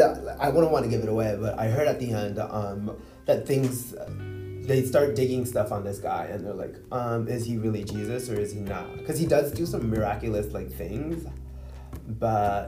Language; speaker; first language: English; early bilingual, other home language; Spanish